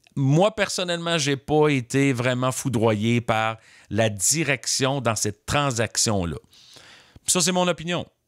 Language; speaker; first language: French; native; French